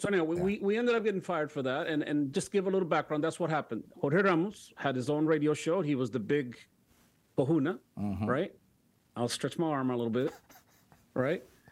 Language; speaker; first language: English; early bilingual, other home language; Spanish